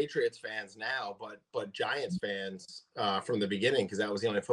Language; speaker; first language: English; native; English